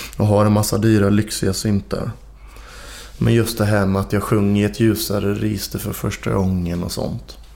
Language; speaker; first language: Swedish; native; Swedish